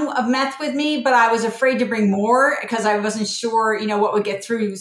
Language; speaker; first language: English; native; English